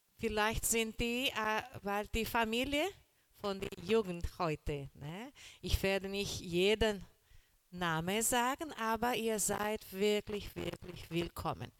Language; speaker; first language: German; non-native, learner; Portuguese